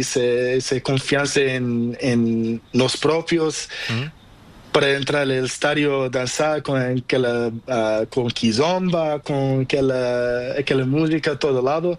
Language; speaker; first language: Spanish; non-native, learner; Portuguese